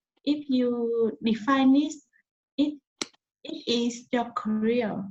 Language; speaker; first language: English; non-native, learner; Vietnamese